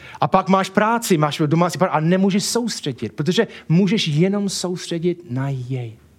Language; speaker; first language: Czech; non-native, fluent; English